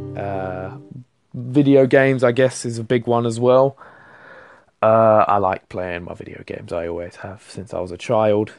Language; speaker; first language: English; native; English